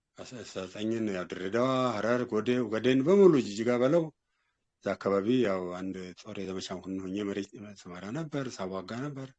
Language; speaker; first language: Amharic; non-native, local second language; Oromo